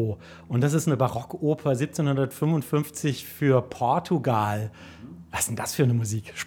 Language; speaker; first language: German; native; German